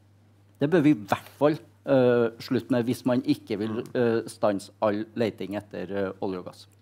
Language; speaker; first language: Norwegian; native; Norwegian